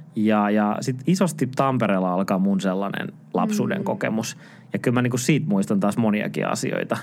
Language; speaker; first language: Finnish; native; Finnish